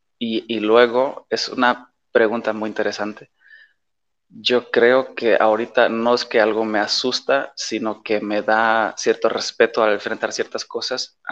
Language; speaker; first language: Spanish; non-native, fluent; Polish